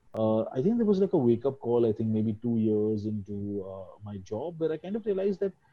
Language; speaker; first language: English; non-native, local second language; Hindi